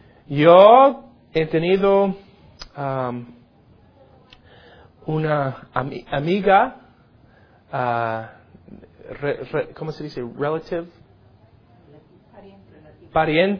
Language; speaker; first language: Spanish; non-native, learner; English